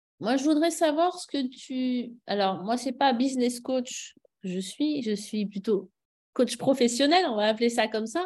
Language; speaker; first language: French; native; French